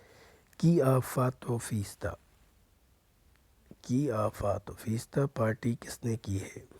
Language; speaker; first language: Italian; non-native, learner; Urdu